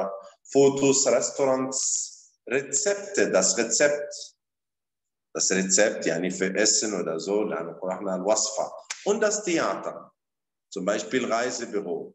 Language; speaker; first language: German; non-native, fluent; Arabic